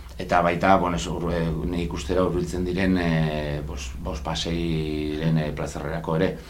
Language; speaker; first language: Basque; non-native, local second language; Spanish